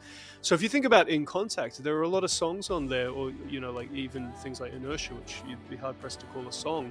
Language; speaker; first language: English; native; English